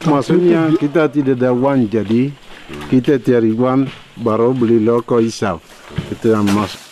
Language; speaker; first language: Indonesian; non-native, local second language; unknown